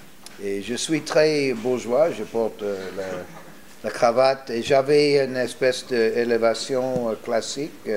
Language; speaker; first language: French; non-native, fluent; English